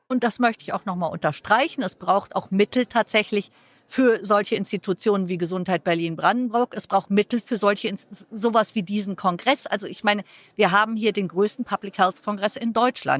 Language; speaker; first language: German; native; German